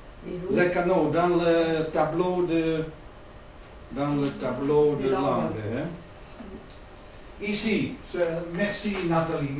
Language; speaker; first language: French; non-native, learner; Dutch